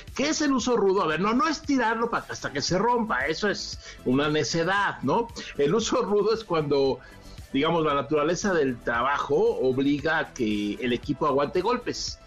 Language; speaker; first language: Spanish; native; Spanish